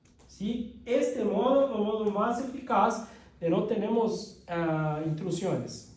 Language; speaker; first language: Spanish; non-native, fluent; Portuguese